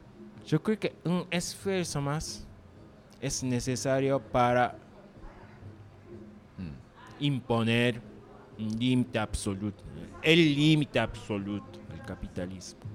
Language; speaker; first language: Spanish; non-native, learner; Japanese